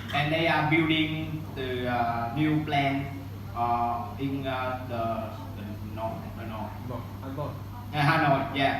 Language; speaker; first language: English; non-native, learner; Vietnamese